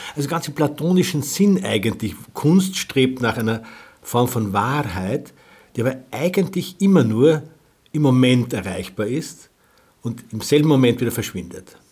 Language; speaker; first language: German; native; German